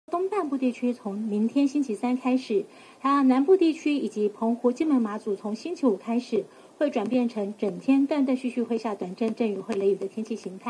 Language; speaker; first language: Chinese; native; Chinese